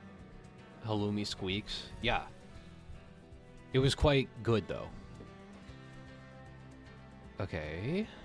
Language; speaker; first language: English; native; English